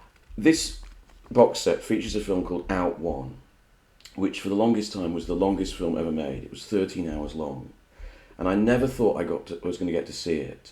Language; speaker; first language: English; native; English